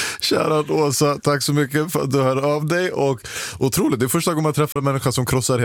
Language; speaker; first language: Swedish; native; Swedish